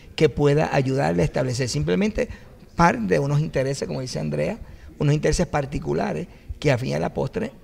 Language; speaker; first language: Spanish; native; Spanish